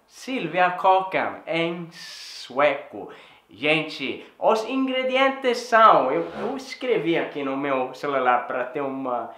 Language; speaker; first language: Portuguese; non-native, fluent; Swedish